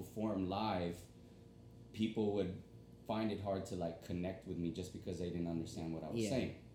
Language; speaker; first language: English; native; English